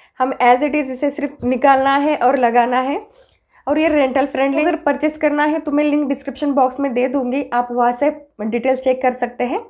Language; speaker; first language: Hindi; non-native, local second language; Marathi